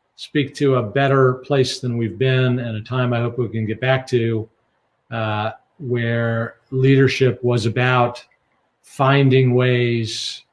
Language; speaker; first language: English; native; English